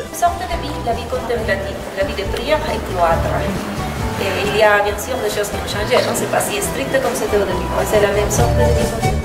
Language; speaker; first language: French; non-native, fluent; Spanish